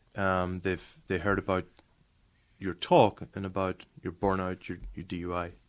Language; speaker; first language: English; native; English